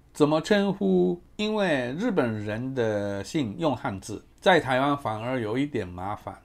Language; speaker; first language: Chinese; non-native, fluent; Japanese